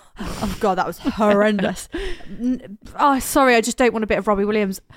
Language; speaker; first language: English; native; English